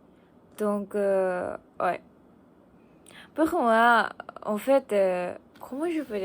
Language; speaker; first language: French; non-native, learner; Japanese